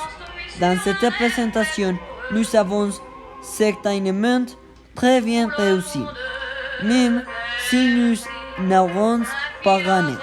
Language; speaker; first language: French; non-native, learner; Spanish